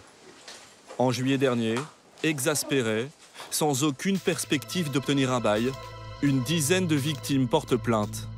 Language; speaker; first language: French; native; French